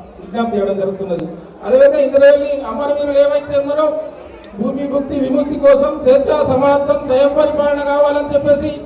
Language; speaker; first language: Telugu; non-native, local second language; Gondi